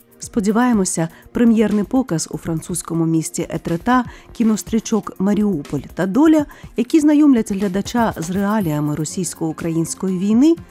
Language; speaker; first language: Ukrainian; native; Ukrainian